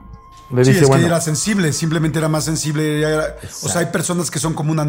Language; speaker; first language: Spanish; native; Spanish